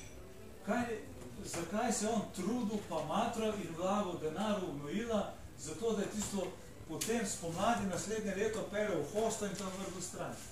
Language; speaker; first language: Slovenian; native; Slovenian